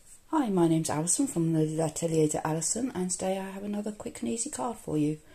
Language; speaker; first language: English; native; English